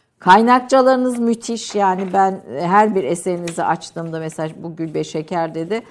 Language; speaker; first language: Turkish; native; Turkish